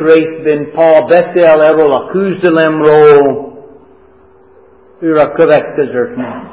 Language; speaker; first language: Hungarian; non-native, fluent; English